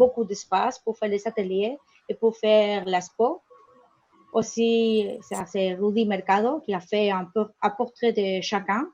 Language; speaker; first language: French; non-native, learner; Spanish